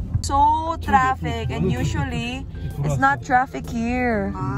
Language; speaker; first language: English; non-native, local second language; Korean